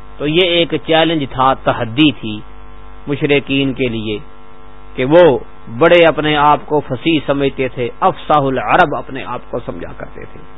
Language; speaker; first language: Urdu; non-native, local second language; Punjabi